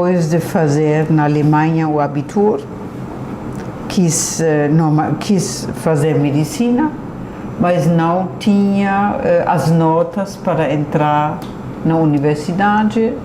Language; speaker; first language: Portuguese; non-native, fluent; German